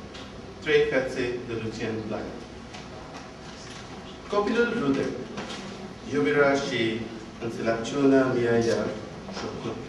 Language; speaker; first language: Romanian; non-native, learner; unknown